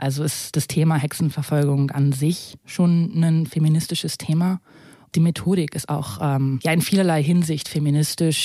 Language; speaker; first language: German; native; German